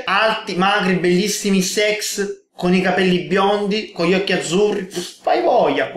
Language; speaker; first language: Italian; native; Italian